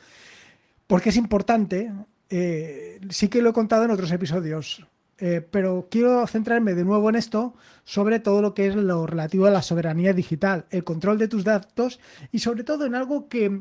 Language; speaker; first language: Spanish; native; Spanish